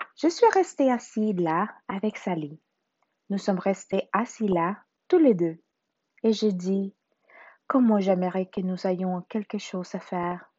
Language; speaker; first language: French; non-native, learner; Spanish